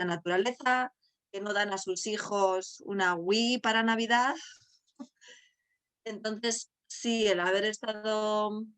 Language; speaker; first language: Spanish; non-native, local second language; Basque